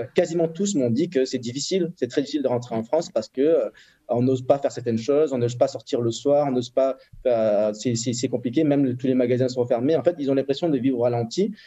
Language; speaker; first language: French; native; French